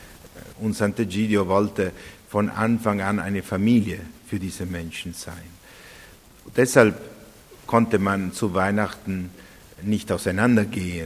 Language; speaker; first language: German; non-native, fluent; Italian